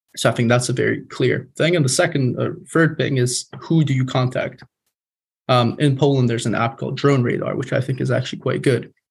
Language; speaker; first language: English; non-native, fluent; Polish